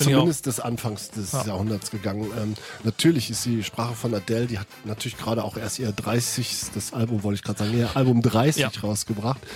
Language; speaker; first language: German; native; German